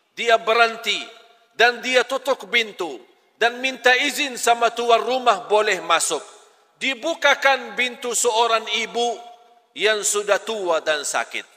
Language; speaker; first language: Malay; non-native, fluent; Arabic